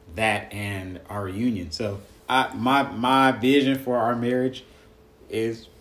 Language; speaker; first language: English; native; English